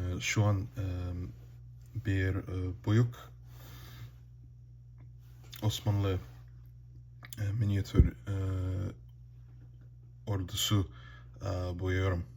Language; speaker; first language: Turkish; non-native, learner; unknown